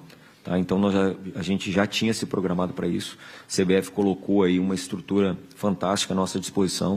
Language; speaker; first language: Portuguese; native; Portuguese